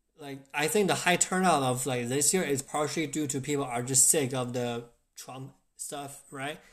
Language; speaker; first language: English; non-native, fluent; Chinese